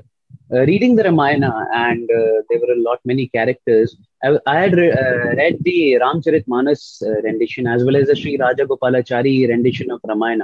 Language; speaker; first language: English; non-native, local second language; Hindi